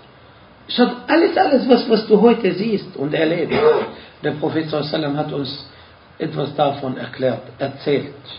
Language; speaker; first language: German; non-native, fluent; Arabic